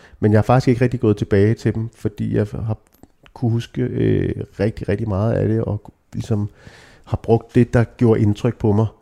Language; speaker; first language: Danish; native; Danish